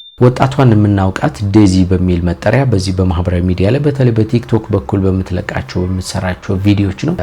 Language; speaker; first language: Amharic; native; Amharic